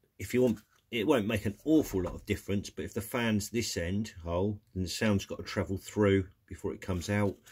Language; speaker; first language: English; native; English